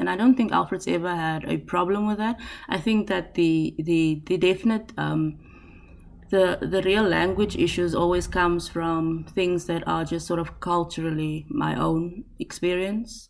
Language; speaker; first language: English; non-native, local second language; Afrikaans